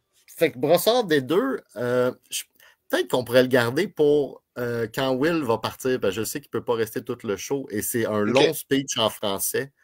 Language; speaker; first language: French; native; French